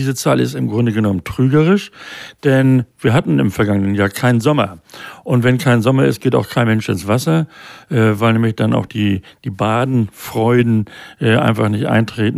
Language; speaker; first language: German; native; German